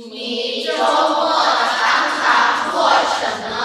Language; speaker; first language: Chinese; non-native, learner; Indonesian